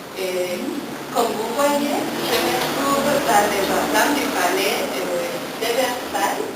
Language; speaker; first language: French; non-native, learner; Spanish